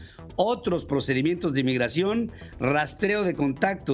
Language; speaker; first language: Spanish; native; Spanish